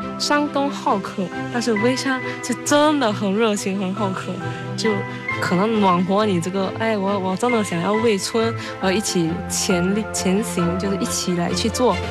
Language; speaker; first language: Chinese; non-native, local second language; English